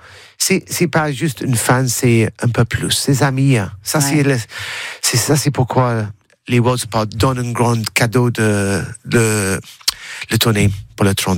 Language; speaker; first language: French; non-native, learner; English